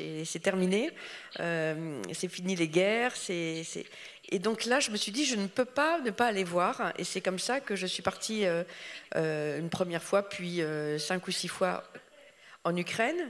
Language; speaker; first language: French; native; French